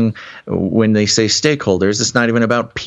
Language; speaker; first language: English; native; English